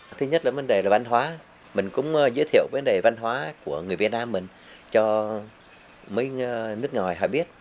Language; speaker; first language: Vietnamese; native; Vietnamese